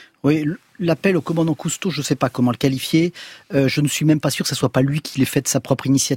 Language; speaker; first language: French; native; French